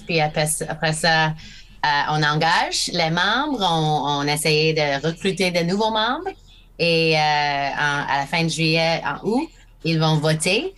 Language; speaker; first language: French; non-native, local second language; English